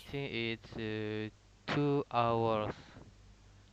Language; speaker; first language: English; non-native, learner; Indonesian